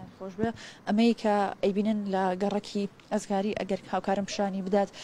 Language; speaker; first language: Central Kurdish; native; Central Kurdish